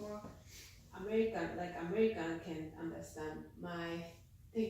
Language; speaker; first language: English; non-native, learner; Chinese